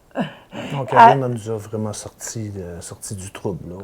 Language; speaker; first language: French; native; French